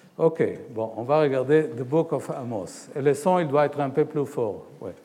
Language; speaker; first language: French; non-native, fluent; Hebrew